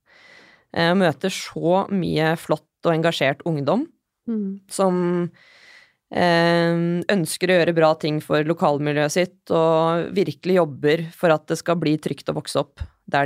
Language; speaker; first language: Norwegian; early bilingual, other home language; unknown